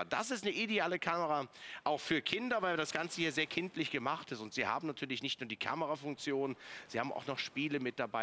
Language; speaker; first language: German; native; German